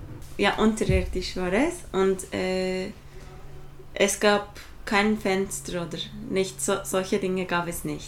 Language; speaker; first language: German; non-native, fluent; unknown